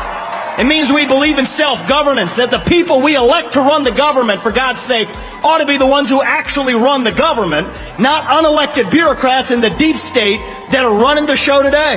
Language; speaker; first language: English; early bilingual, other home language; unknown